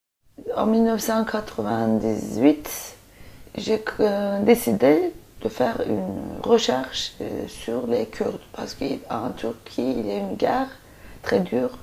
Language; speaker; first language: French; non-native, fluent; Turkish